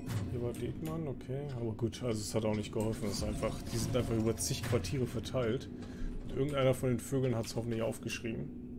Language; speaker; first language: German; native; German